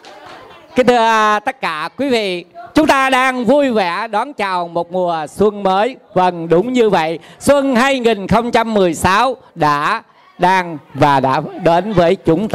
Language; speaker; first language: Vietnamese; native; Vietnamese